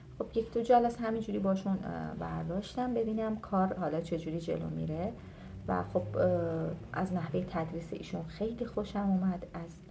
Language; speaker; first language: Persian; native; Persian